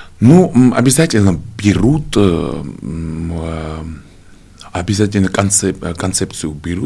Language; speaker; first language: Russian; non-native, fluent; Georgian